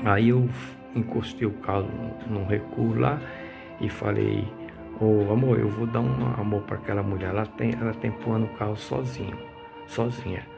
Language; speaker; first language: Portuguese; native; Portuguese